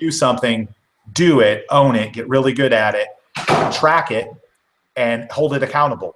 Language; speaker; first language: English; native; English